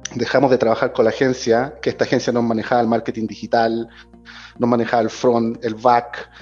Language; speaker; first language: Spanish; native; Spanish